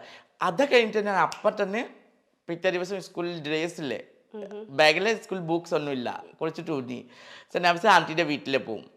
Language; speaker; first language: Malayalam; non-native, local second language; Assamese